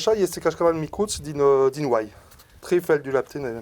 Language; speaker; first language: Romanian; non-native, learner; French